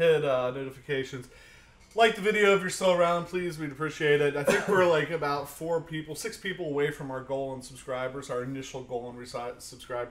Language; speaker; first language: English; native; English